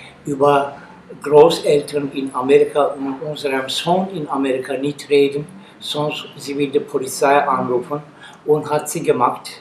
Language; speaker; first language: German; non-native, learner; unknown